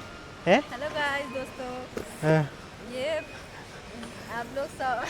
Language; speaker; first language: Hindi; non-native, local second language; Malayalam